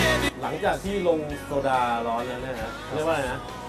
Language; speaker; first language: Thai; native; Thai